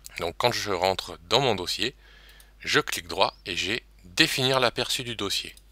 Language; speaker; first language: French; native; French